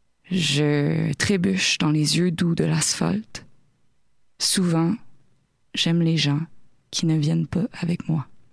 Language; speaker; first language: French; native; French